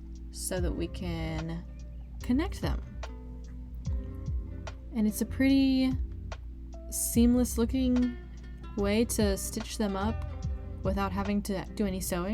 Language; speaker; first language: English; native; English